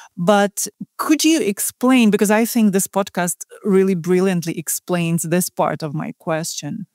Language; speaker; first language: English; non-native, fluent; Ukrainian